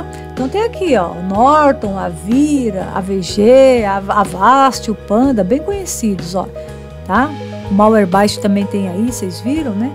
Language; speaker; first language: Portuguese; native; Portuguese